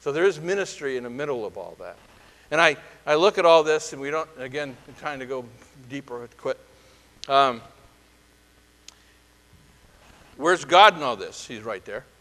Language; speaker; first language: English; native; English